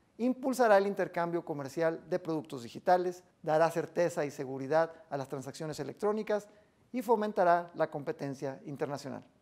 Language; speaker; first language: Spanish; native; Spanish